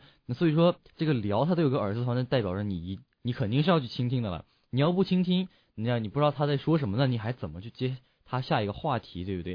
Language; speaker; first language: Chinese; native; Chinese